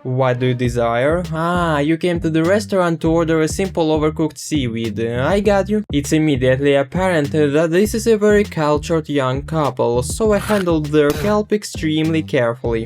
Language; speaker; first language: English; non-native, fluent; Russian